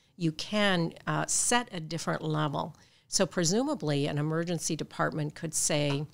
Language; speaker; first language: English; native; English